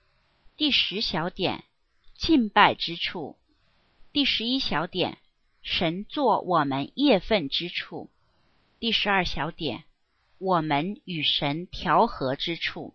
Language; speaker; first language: Chinese; native; Chinese